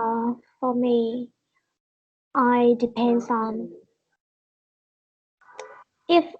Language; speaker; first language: English; non-native, learner; Vietnamese